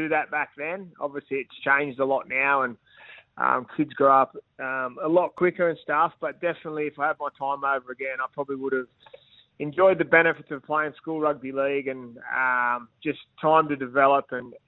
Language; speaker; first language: English; native; English